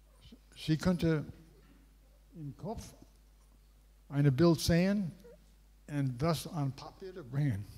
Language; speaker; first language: German; non-native, learner; English